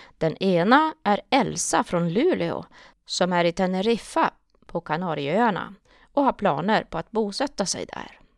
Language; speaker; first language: Swedish; native; Swedish